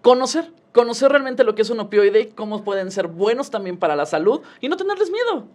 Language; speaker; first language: Spanish; native; Spanish